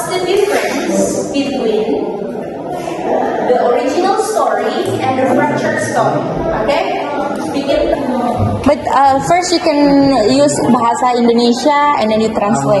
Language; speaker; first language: English; non-native, fluent; Indonesian